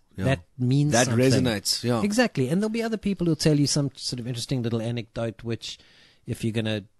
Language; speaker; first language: English; native; English